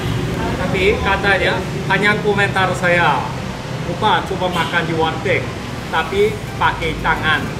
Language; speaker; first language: Indonesian; non-native, learner; Korean